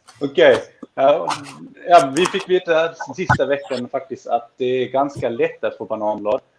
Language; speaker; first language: Swedish; non-native, fluent; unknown